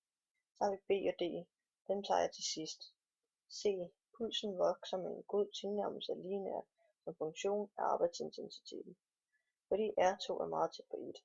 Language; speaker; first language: Danish; native; Danish